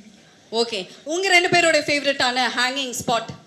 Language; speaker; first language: Tamil; native; Tamil